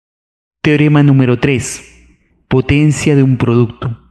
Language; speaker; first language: Spanish; native; Spanish